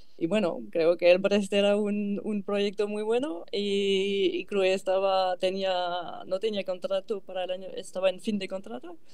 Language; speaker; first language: Spanish; non-native, fluent; French